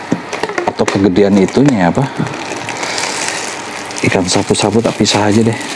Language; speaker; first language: Indonesian; native; Indonesian